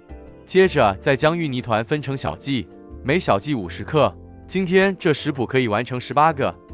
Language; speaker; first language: Chinese; native; Chinese